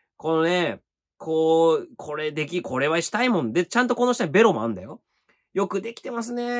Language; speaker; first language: Japanese; native; Japanese